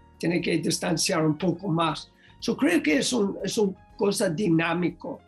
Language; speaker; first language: Spanish; non-native, learner; English